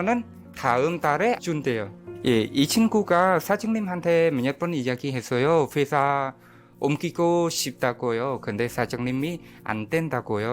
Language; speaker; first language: Korean; non-native, learner; Khmer